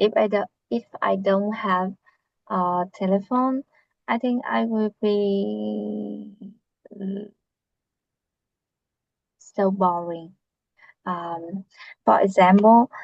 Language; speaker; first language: English; non-native, learner; Vietnamese